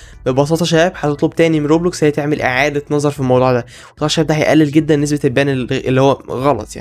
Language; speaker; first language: Arabic; native; Arabic